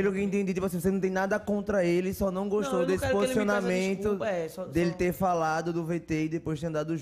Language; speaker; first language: Portuguese; native; Portuguese